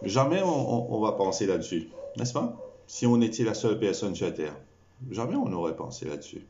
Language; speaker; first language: French; non-native, local second language; Morisyen